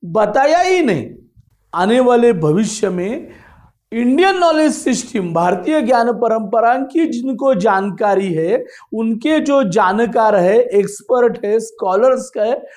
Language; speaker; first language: Hindi; non-native, local second language; Marathi